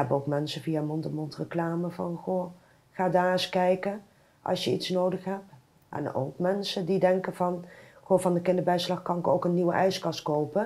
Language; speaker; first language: Dutch; native; Dutch